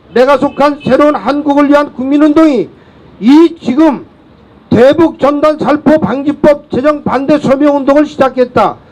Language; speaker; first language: Korean; native; Korean